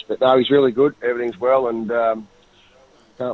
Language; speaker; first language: English; native; English